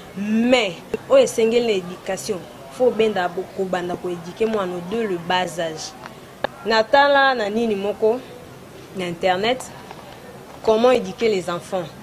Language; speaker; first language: Lingala; native; Lingala